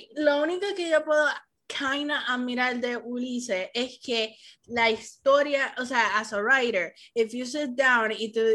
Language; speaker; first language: Spanish; early bilingual, heritage; Spanish